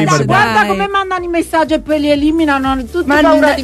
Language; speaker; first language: Italian; native; Italian